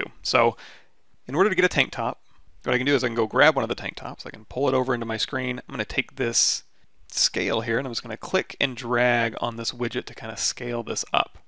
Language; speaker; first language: English; native; English